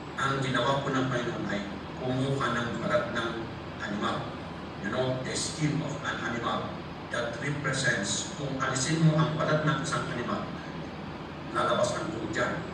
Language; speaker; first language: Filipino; non-native, local second language; Cebuano